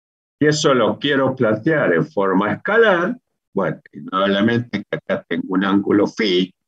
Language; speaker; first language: Spanish; native; Spanish